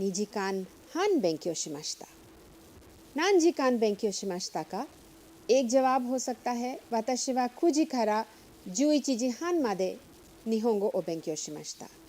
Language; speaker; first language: Japanese; non-native, fluent; Hindi